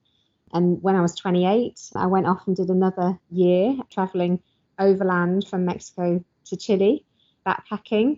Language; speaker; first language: English; native; English